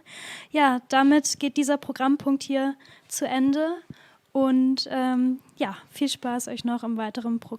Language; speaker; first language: German; native; German